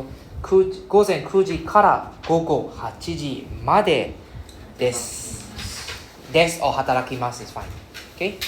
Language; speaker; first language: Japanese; non-native, fluent; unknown